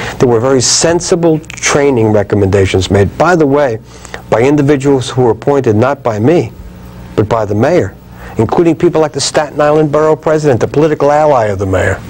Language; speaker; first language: English; native; English